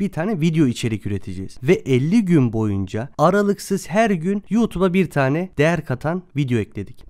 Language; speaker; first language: Turkish; native; Turkish